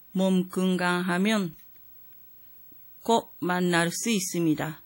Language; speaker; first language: Korean; non-native, fluent; Japanese